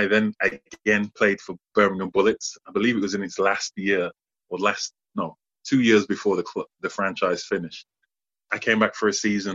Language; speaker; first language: English; native; English